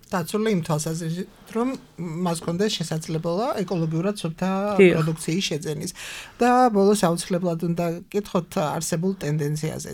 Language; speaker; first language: Georgian; native; Georgian